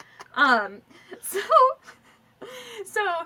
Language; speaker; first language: English; native; English